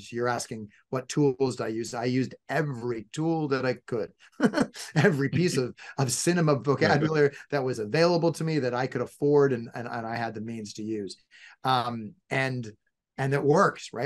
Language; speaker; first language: English; native; English